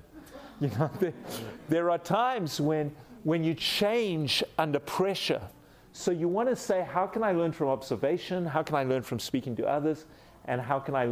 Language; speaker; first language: English; native; English